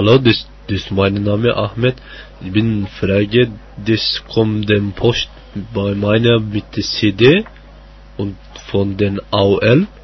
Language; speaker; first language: German; non-native, learner; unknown